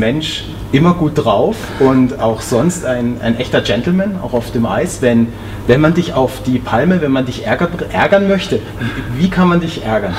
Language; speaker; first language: German; native; German